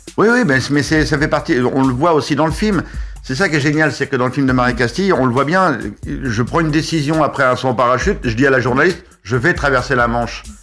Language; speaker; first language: French; native; French